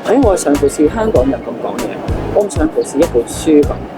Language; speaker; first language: Cantonese; non-native, fluent; English